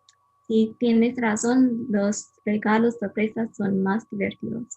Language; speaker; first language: Spanish; non-native, learner; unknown